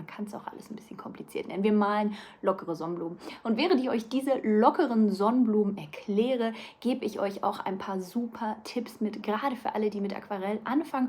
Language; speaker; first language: German; native; German